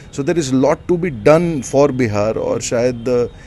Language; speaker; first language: Hindi; native; Hindi